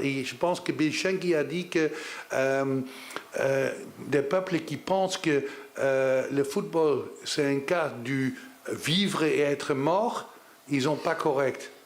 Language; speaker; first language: French; non-native, learner; Dutch